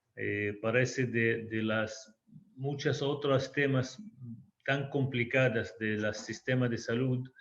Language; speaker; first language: Spanish; non-native, fluent; Hebrew